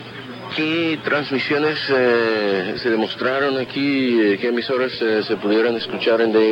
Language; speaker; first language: Spanish; non-native, fluent; English